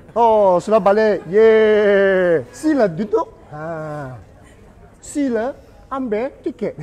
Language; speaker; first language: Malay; non-native, local second language; Cantonese